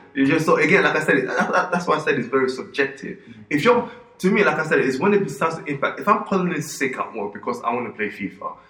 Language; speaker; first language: English; non-native, local second language; Yoruba